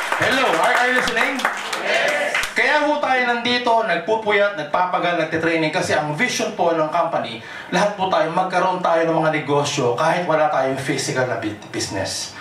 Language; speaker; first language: Filipino; non-native, local second language; Cebuano